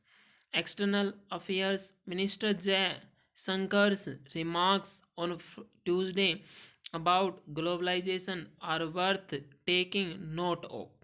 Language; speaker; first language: English; non-native, local second language; Hindi